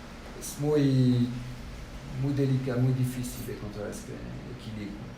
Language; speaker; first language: Spanish; non-native, fluent; French